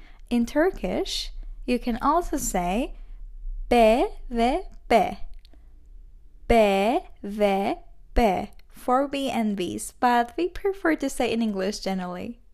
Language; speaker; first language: English; non-native, fluent; Turkish